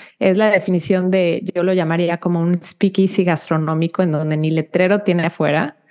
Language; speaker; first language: Spanish; native; Spanish